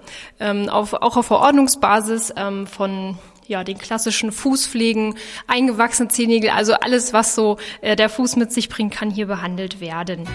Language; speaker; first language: German; native; German